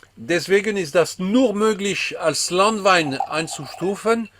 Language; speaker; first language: German; non-native, fluent; French